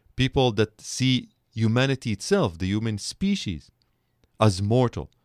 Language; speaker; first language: English; non-native, fluent; Hebrew